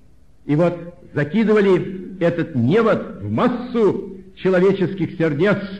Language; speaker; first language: Russian; native; Russian